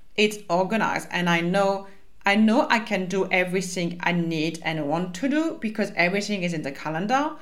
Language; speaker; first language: English; non-native, fluent; French